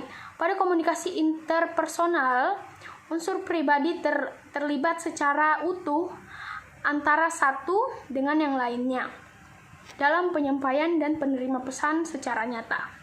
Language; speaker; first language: Indonesian; native; Indonesian